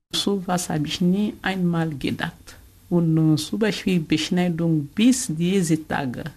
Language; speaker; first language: German; non-native, learner; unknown